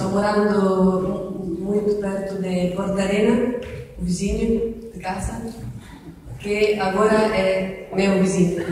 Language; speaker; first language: Portuguese; non-native, learner; Italian